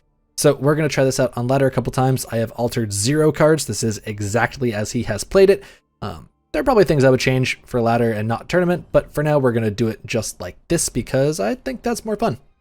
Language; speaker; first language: English; native; English